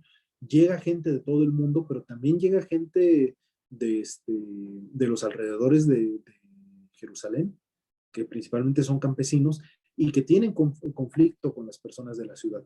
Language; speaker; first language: Spanish; native; Spanish